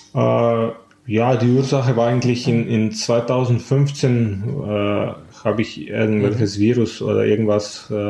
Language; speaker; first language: German; non-native, fluent; Slovenian